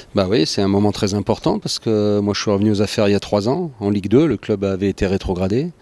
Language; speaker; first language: French; native; French